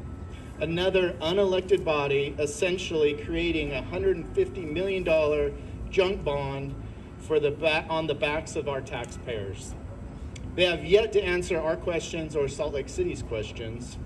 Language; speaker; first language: English; native; English